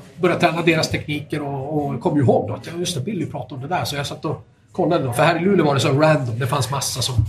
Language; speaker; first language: Swedish; native; Swedish